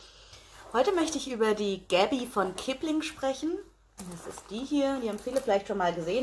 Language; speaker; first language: German; native; German